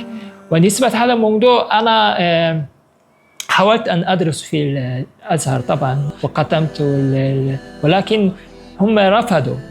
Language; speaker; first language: Arabic; non-native, fluent; Korean